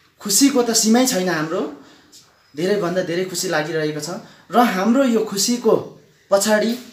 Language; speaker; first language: Nepali; native; Nepali